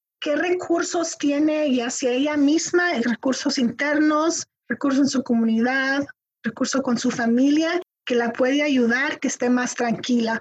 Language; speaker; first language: Spanish; early bilingual, heritage; Spanish